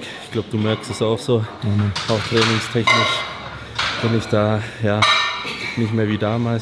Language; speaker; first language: German; native; German